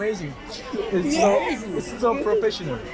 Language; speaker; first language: English; non-native, learner; Korean